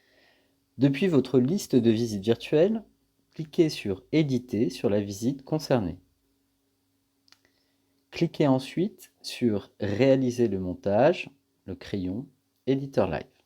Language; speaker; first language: French; native; French